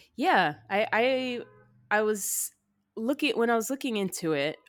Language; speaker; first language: English; native; English